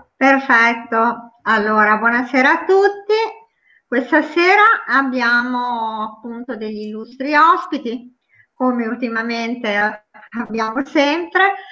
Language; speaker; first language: Italian; native; Italian